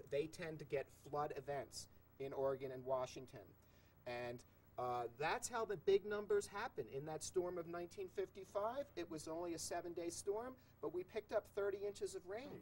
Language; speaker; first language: English; native; English